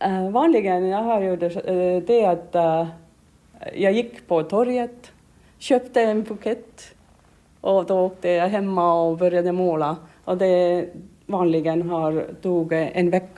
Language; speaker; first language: Swedish; non-native, learner; Estonian